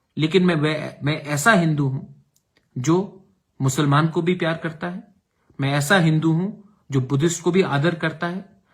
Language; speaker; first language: Hindi; non-native, local second language; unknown